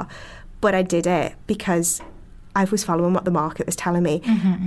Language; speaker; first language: English; native; English